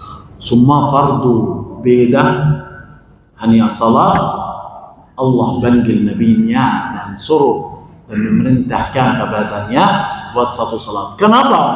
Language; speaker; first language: Indonesian; non-native, fluent; Arabic